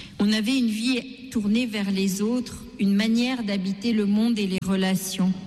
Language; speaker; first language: French; non-native, local second language; Gujarati